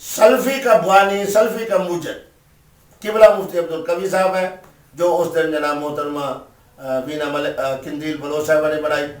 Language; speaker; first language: Urdu; non-native, local second language; Saraiki